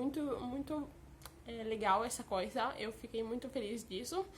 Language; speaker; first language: Portuguese; early bilingual, heritage; Portuguese